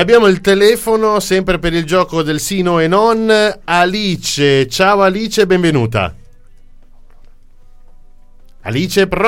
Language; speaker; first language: Italian; native; Italian